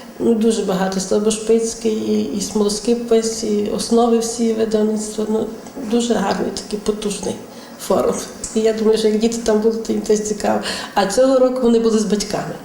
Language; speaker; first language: Ukrainian; native; Ukrainian